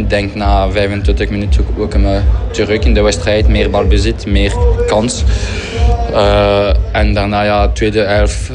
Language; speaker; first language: Dutch; non-native, fluent; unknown